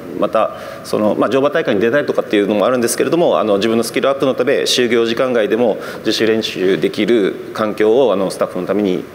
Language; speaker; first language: Japanese; native; Japanese